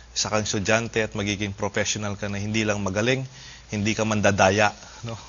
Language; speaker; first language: Filipino; native; Filipino